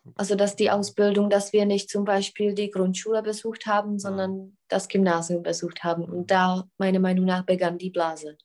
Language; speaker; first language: German; non-native, fluent; Czech